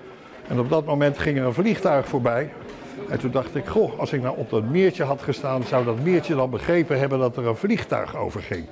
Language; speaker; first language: Dutch; native; Dutch